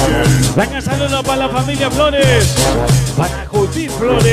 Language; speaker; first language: Spanish; native; Spanish